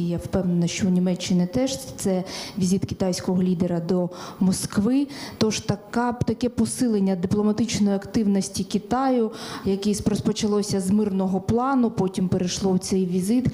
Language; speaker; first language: Ukrainian; native; Ukrainian